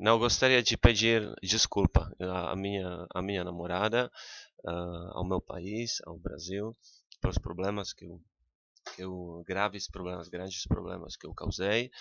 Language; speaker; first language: Portuguese; non-native, fluent; Czech